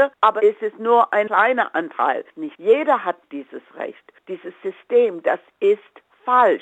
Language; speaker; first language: German; non-native, fluent; English